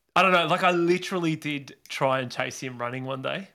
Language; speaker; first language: English; native; English